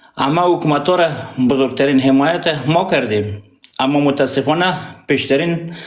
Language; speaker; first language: Persian; non-native, local second language; Pashto